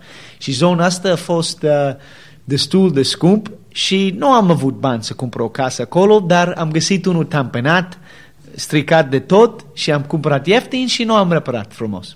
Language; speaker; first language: Romanian; non-native, learner; English